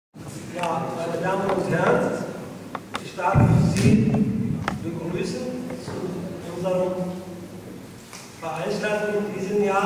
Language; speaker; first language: German; non-native, fluent; Arabic